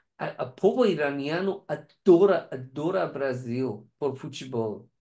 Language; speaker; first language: Portuguese; non-native, learner; Persian